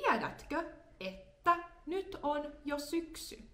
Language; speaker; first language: Finnish; non-native, fluent; English